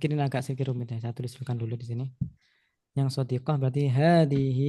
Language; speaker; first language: Indonesian; native; Indonesian